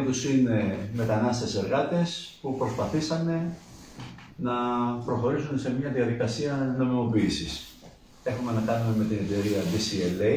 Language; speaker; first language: Greek; native; Greek